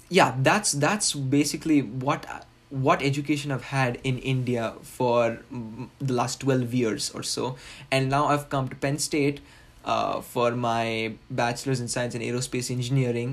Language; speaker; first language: English; non-native, local second language; Marathi